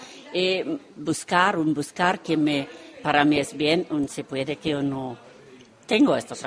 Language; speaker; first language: Spanish; non-native, learner; Romanian